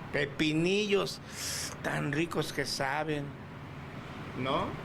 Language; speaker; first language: Spanish; native; Spanish